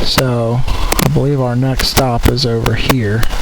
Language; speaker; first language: English; native; English